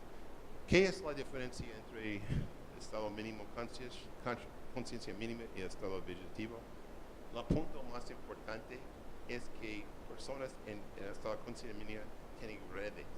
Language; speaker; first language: Spanish; non-native, learner; English